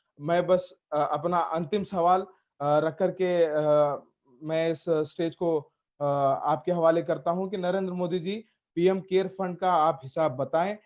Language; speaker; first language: Hindi; native; Hindi